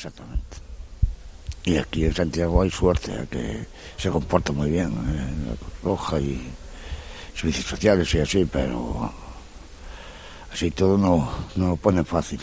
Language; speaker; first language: Spanish; native; Spanish